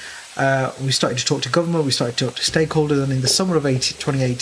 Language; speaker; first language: English; native; English